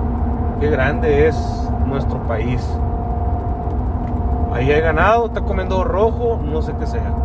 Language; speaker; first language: Spanish; native; Spanish